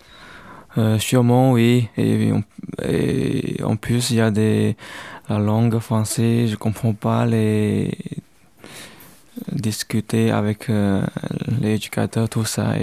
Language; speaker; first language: French; non-native, learner; Chinese